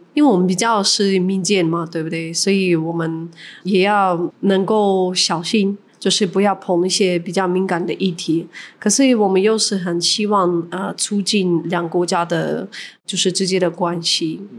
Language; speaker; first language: Chinese; non-native, fluent; Ukrainian